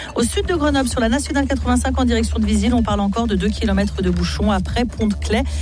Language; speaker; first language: French; native; French